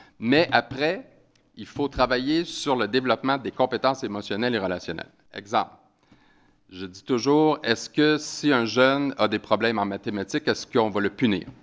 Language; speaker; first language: French; native; French